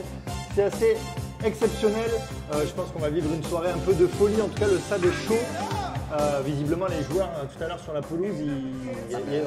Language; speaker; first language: French; native; French